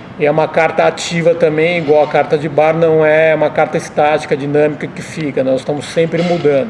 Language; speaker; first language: Portuguese; native; Portuguese